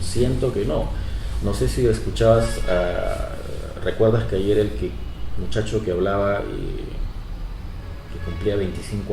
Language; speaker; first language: Spanish; native; Spanish